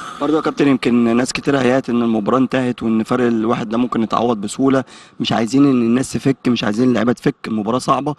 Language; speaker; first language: Arabic; native; Arabic